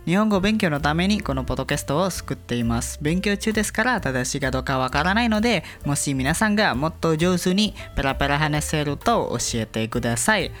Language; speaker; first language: Japanese; non-native, learner; Indonesian